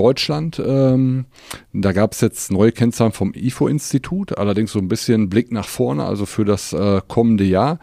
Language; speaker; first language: German; native; German